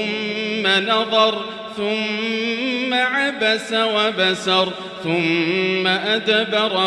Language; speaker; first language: Arabic; native; Arabic